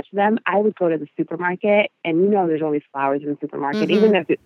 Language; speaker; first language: English; non-native, fluent; Spanish